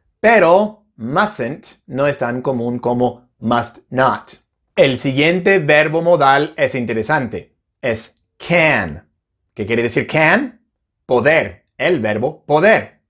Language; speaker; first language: Spanish; non-native, fluent; English